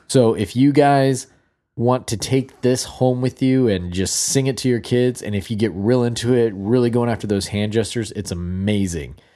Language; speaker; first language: English; native; English